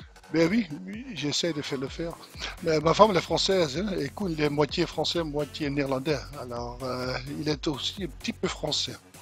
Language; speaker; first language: French; non-native, learner; Dutch